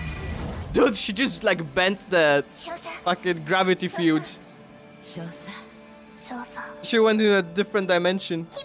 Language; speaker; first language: English; native; English